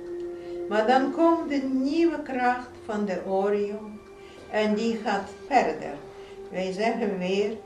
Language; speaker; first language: Dutch; non-native, fluent; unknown